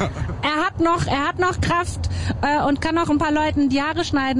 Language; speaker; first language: German; native; German